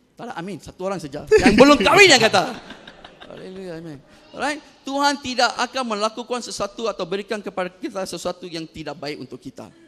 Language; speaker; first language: Malay; non-native, local second language; Tamil